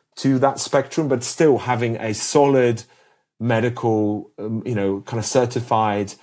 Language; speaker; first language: English; early bilingual, other home language; Polish